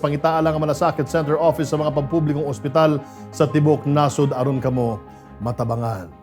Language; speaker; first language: Cebuano; native; Cebuano